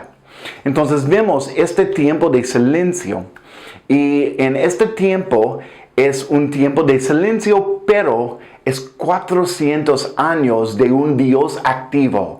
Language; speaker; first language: Spanish; non-native, fluent; English